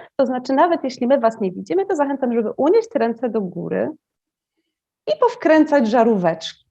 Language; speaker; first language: Polish; native; Polish